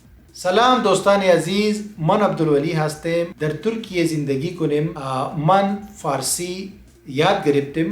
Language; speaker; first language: Persian; non-native, learner; Pashto